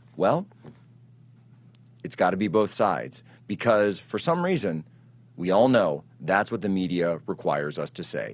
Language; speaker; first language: English; native; English